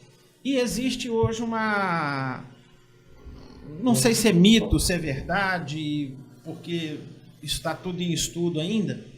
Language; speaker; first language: Portuguese; native; Portuguese